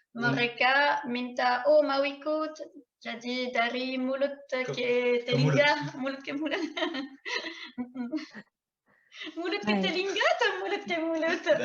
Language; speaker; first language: Indonesian; non-native, fluent; French